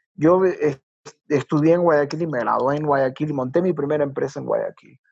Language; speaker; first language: Spanish; native; Spanish